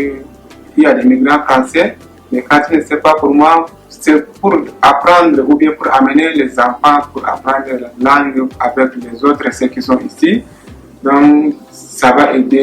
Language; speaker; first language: French; non-native, learner; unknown